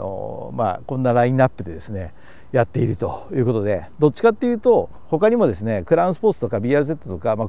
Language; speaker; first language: Japanese; native; Japanese